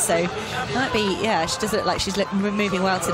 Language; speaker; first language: English; native; English